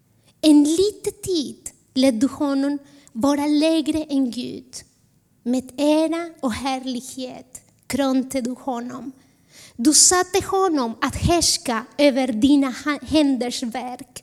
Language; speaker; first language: Swedish; non-native, fluent; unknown